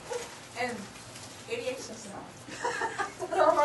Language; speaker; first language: English; native; English